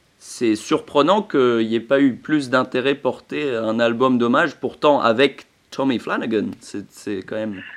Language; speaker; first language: French; native; French